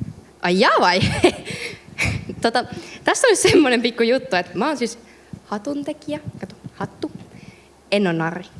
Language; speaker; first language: Finnish; native; Finnish